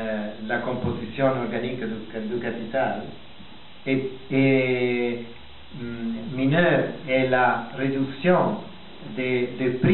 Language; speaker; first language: French; non-native, fluent; Italian